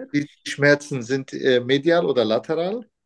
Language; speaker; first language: German; non-native, fluent; Turkish